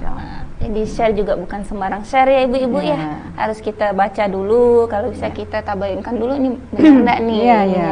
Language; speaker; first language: Indonesian; native; Indonesian